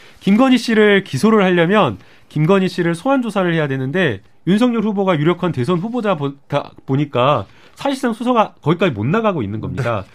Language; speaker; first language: Korean; native; Korean